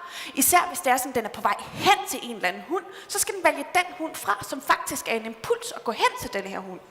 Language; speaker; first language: Danish; native; Danish